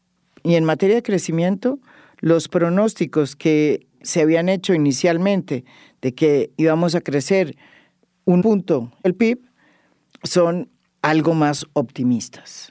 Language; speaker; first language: Spanish; native; Spanish